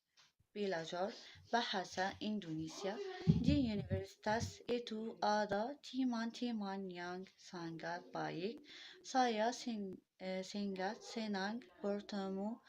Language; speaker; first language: Indonesian; non-native, learner; Arabic